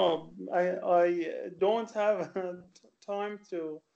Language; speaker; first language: English; non-native, learner; Persian